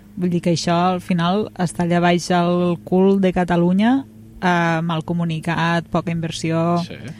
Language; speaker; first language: Catalan; native; Catalan